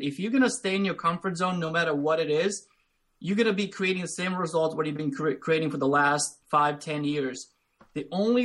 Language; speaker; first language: English; non-native, fluent; Latvian